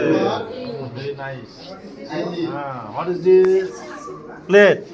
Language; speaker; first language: English; non-native, local second language; Bodo